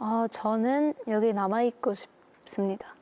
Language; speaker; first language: Korean; non-native, learner; English